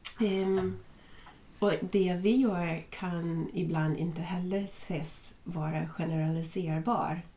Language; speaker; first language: Swedish; non-native, fluent; English